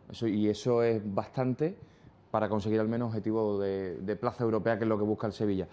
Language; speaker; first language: Spanish; native; Spanish